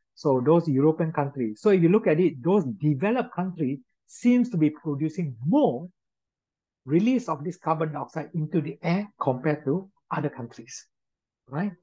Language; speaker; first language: English; non-native, local second language; Min Nan Chinese